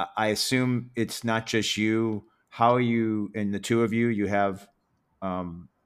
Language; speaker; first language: English; native; English